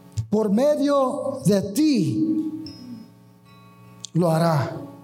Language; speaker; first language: Spanish; early bilingual, heritage; Spanish